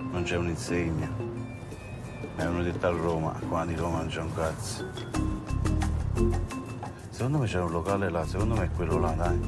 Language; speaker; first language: Italian; native; Italian